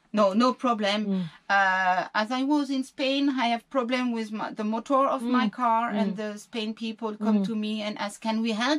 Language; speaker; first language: English; non-native, learner; French